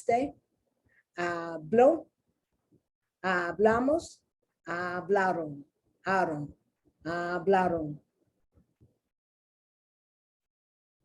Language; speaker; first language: Spanish; non-native, learner; English